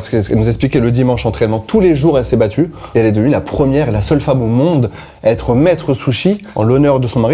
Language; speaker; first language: French; native; French